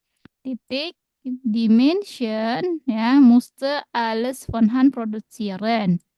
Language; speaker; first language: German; non-native, fluent; Indonesian